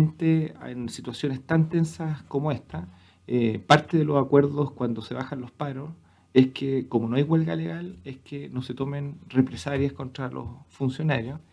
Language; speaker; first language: Spanish; native; Spanish